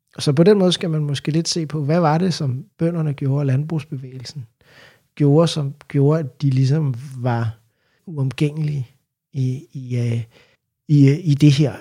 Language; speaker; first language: Danish; native; Danish